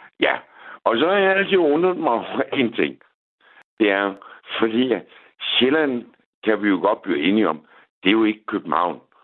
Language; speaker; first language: Danish; native; Danish